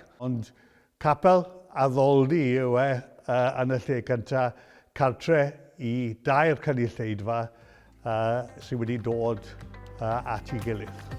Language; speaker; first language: Welsh; native; Welsh